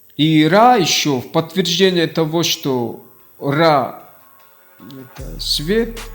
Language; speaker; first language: Russian; non-native, local second language; Ossetic